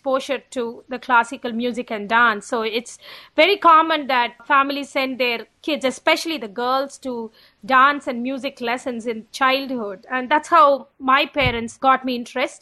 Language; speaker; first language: English; non-native, local second language; Tamil